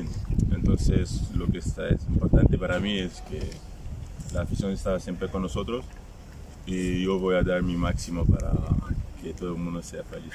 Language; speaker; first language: Spanish; non-native, fluent; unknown